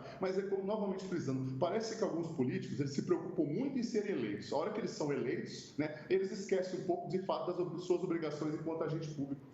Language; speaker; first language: Portuguese; native; Portuguese